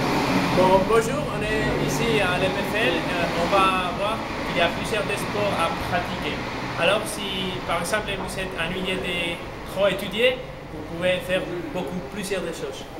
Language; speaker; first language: French; non-native, fluent; Spanish